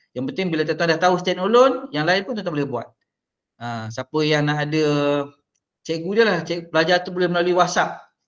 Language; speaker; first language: Malay; native; Malay